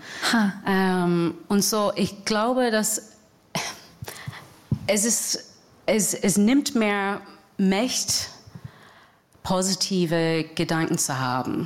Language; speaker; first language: German; non-native, fluent; English